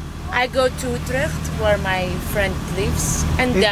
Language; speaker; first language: English; non-native, learner; Dutch